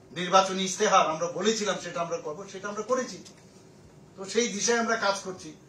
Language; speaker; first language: Bangla; native; Bangla